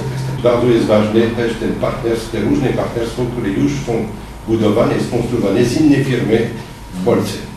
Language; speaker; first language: Polish; non-native, learner; French